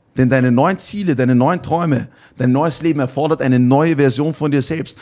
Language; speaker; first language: German; native; German